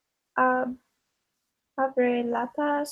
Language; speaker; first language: Spanish; non-native, learner; English